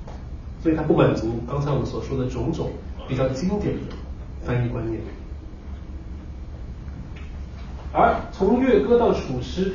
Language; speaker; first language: Chinese; native; Chinese